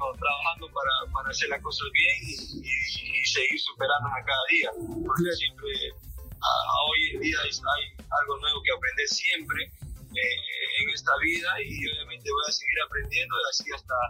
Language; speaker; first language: Spanish; native; Spanish